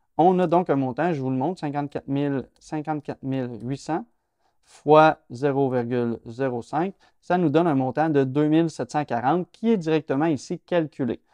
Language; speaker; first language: French; native; French